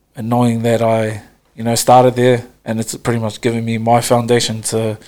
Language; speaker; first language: English; native; English